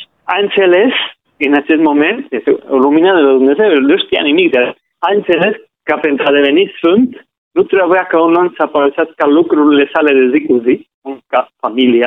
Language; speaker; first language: Romanian; non-native, fluent; Spanish